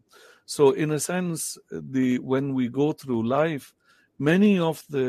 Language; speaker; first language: English; non-native, local second language; Pahari-Potwari